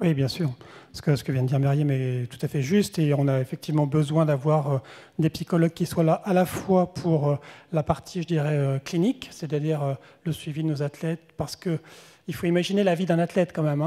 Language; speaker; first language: French; native; French